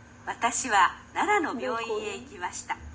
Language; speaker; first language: Japanese; non-native, learner; Filipino